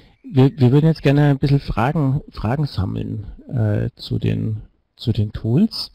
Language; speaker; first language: German; native; German